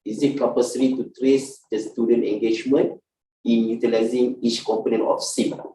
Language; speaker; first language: English; non-native, local second language; Malay